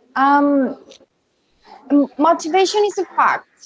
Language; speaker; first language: English; non-native, fluent; Spanish